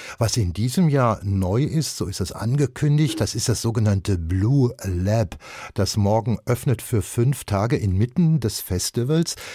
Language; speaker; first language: German; native; German